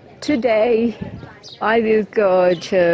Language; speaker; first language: English; non-native, learner; Thai